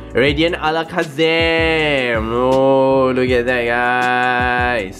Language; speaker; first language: English; non-native, local second language; Malay